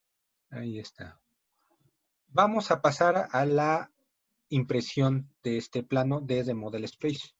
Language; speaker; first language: Spanish; native; Spanish